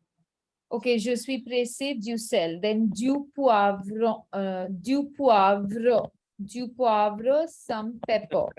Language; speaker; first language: French; non-native, fluent; Hindi